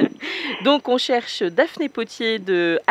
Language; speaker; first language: French; native; French